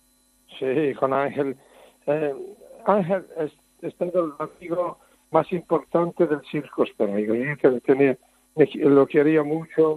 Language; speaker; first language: Spanish; non-native, learner; Italian